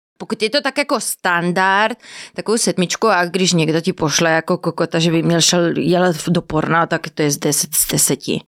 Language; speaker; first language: Czech; non-native, fluent; Spanish